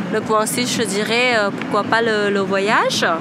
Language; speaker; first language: French; non-native, fluent; Thai